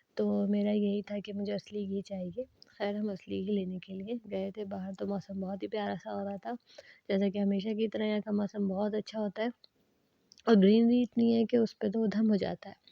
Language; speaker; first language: Urdu; native; Urdu